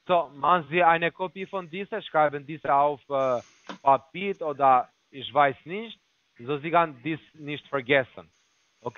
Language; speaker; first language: German; non-native, learner; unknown